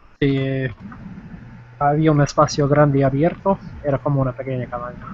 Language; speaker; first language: Spanish; non-native, fluent; English